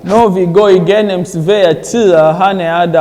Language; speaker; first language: Danish; non-native, learner; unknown